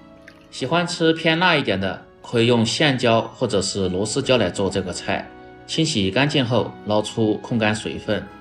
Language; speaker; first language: Chinese; native; Chinese